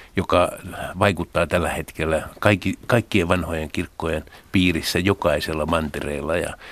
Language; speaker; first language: Finnish; native; Finnish